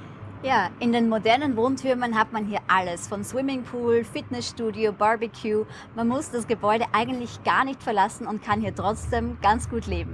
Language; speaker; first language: German; native; German